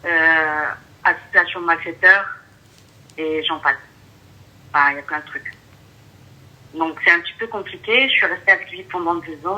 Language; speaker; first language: French; early bilingual, other home language; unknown